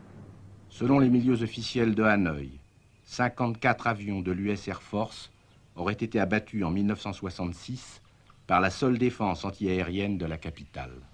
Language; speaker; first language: French; native; French